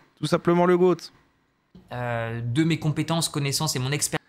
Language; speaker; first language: French; native; French